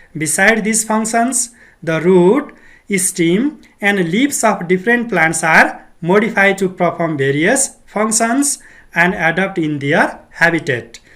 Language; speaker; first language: English; non-native, local second language; Nepali